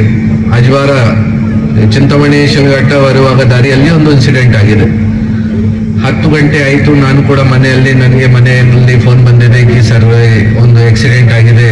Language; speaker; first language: Kannada; non-native, local second language; Hindi